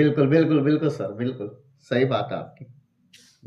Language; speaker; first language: Hindi; native; Hindi